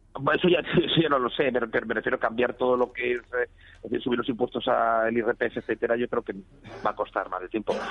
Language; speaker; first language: Spanish; native; Spanish